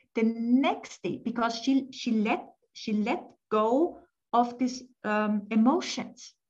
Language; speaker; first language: English; non-native, fluent; German